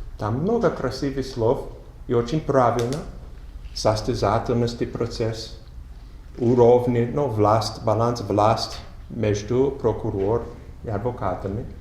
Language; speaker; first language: Russian; non-native, learner; English